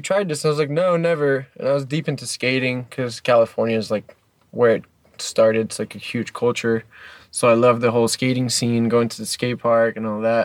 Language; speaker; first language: English; early bilingual, other home language; French